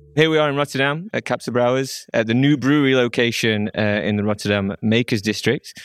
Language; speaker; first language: English; native; English